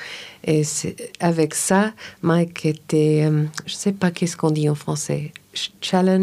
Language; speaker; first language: French; non-native, learner; English